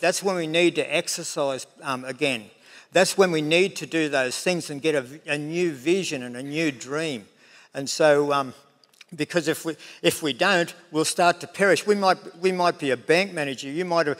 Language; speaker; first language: English; native; English